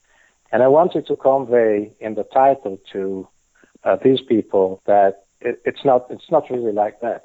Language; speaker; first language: English; non-native, fluent; Italian